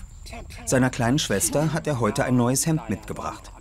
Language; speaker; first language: German; native; German